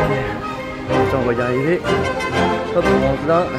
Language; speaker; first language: French; native; French